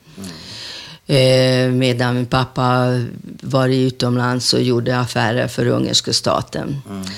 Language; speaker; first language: Swedish; non-native, fluent; Hungarian